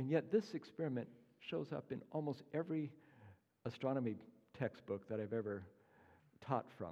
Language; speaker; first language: English; native; English